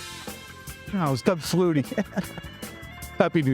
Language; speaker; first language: English; native; English